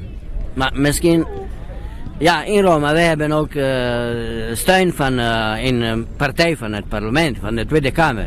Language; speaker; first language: Dutch; non-native, learner; Italian